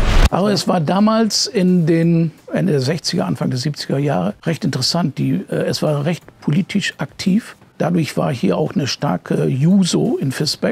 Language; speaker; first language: German; native; German